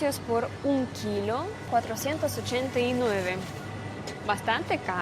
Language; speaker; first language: Spanish; non-native, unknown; Russian